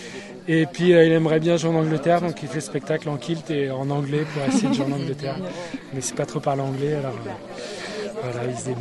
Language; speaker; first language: French; native; French